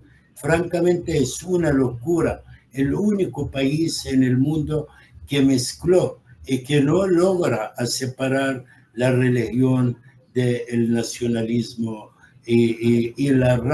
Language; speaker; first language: Spanish; non-native, fluent; Arabic